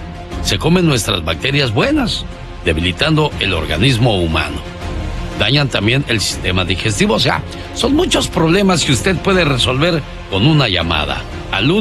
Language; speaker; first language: Spanish; native; Spanish